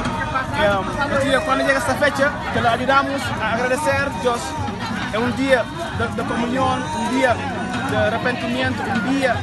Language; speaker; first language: Spanish; non-native, fluent; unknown